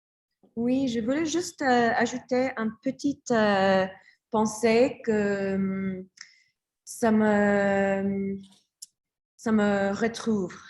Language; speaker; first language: French; non-native, learner; English